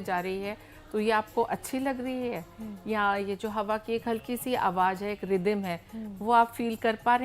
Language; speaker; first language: Hindi; native; Hindi